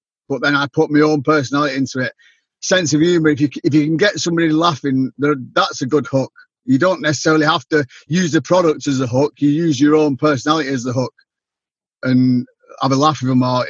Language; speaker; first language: English; native; English